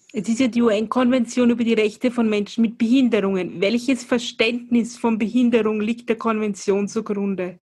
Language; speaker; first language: German; native; German